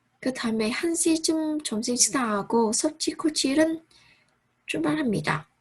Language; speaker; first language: Korean; non-native, learner; Vietnamese